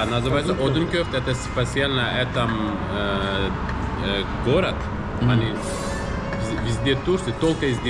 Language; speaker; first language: Russian; non-native, learner; Turkish